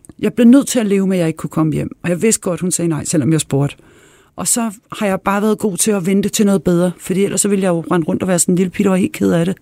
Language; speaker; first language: Danish; native; Danish